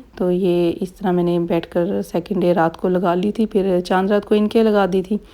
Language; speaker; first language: Urdu; native; Urdu